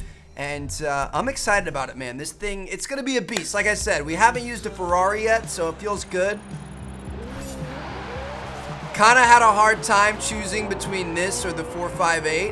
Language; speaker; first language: English; native; English